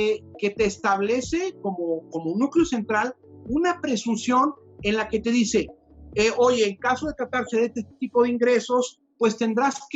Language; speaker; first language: Spanish; native; Spanish